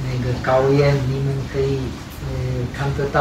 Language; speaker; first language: Chinese; non-native, fluent; Czech